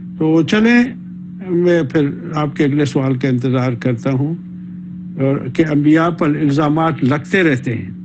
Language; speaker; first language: Urdu; native; Urdu